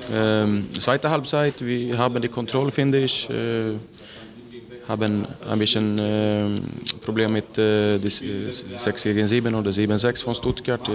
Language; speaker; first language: German; non-native, learner; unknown